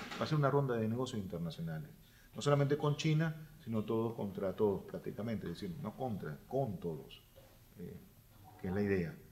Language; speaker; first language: Spanish; native; Spanish